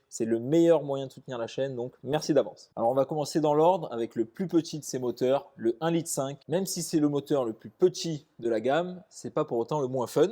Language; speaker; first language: French; native; French